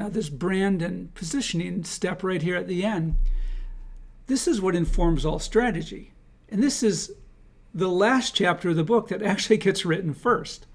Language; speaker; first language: English; native; English